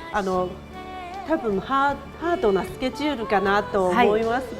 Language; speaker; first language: Japanese; non-native, fluent; Chinese